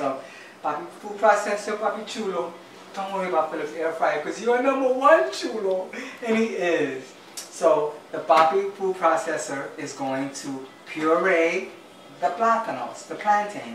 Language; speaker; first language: English; early bilingual, other home language; Spanish